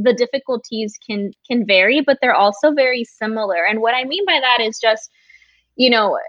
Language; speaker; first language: English; early bilingual, other home language; Spanish